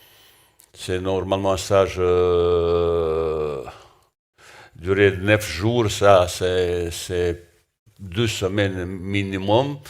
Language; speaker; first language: French; non-native, learner; Bosnian